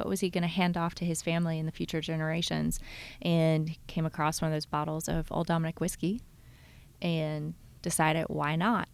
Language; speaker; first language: English; native; English